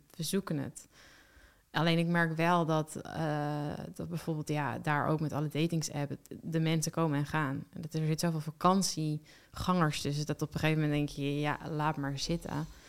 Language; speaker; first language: Dutch; native; Dutch